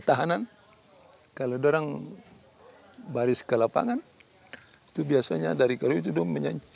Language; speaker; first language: Indonesian; non-native, local second language; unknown